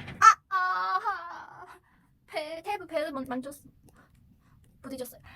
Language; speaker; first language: Korean; non-native, fluent; Chinese